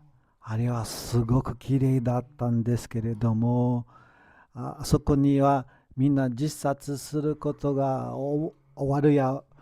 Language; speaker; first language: Japanese; non-native, fluent; Portuguese